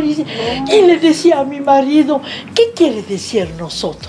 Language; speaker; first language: Spanish; non-native, fluent; Arabic